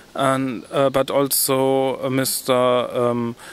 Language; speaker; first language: English; non-native, fluent; German